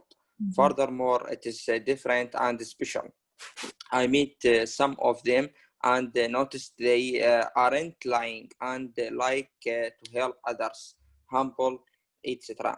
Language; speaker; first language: English; non-native, learner; Arabic